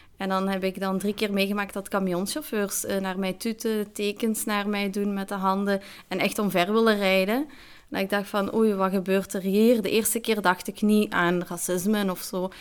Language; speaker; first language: Dutch; early bilingual, other home language; Arabic